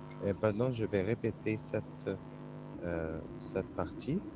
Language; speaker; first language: French; non-native, fluent; Arabic